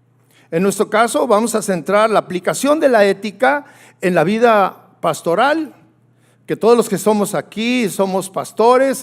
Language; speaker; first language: Spanish; native; Spanish